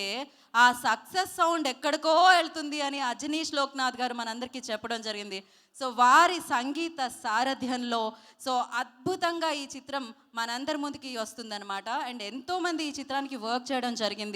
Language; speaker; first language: Telugu; native; Telugu